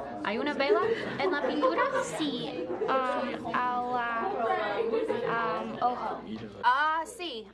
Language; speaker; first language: Spanish; non-native, learner; English